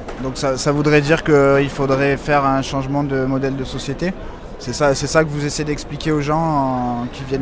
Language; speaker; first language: French; native; French